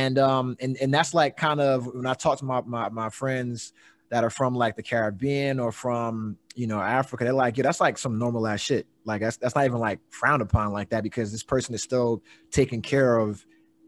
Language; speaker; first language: English; native; English